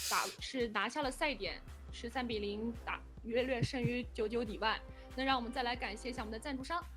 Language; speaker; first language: Chinese; native; Chinese